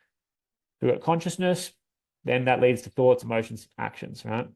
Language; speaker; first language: English; native; English